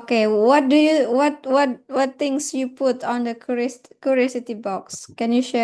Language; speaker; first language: English; non-native, fluent; Indonesian